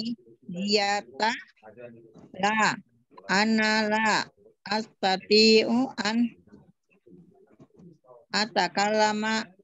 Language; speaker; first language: Arabic; non-native, learner; Indonesian